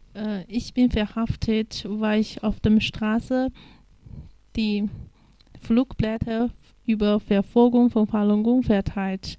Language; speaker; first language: German; non-native, fluent; Chinese